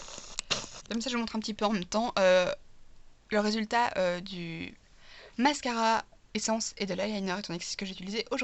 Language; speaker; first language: French; native; French